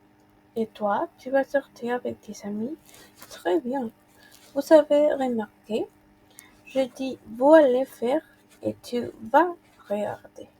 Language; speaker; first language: French; non-native, fluent; Spanish